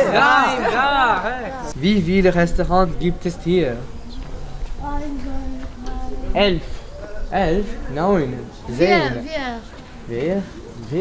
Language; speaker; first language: German; non-native, learner; French